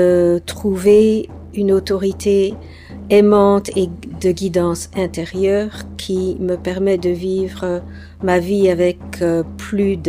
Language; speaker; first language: French; non-native, fluent; English